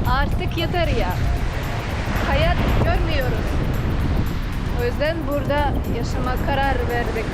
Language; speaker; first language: Turkish; non-native, learner; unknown